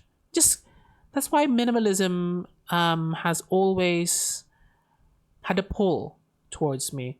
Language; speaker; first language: English; non-native, local second language; Filipino